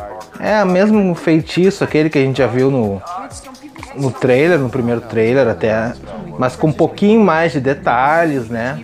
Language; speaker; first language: Portuguese; native; Portuguese